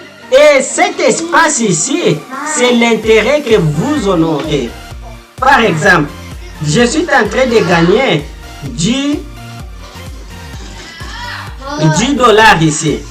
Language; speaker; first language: French; non-native, fluent; Portuguese